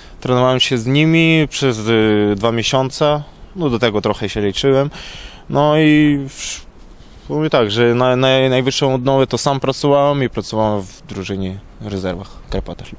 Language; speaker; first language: Polish; non-native, learner; Ukrainian